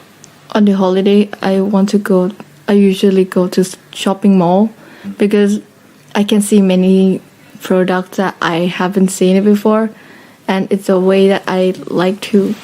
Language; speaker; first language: English; non-native, fluent; Thai